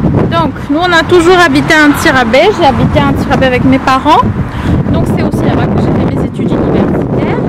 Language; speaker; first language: French; non-native, local second language; Malagasy